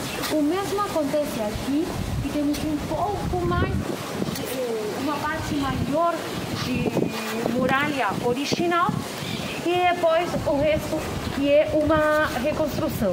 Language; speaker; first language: Portuguese; non-native, fluent; Spanish